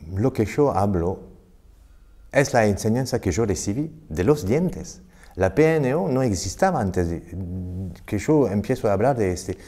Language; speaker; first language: Spanish; non-native, fluent; French